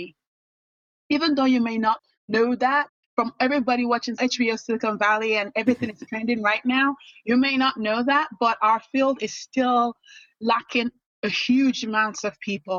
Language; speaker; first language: English; non-native, local second language; Yoruba